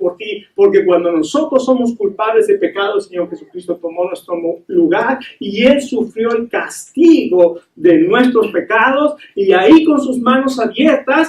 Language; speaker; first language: Spanish; native; Spanish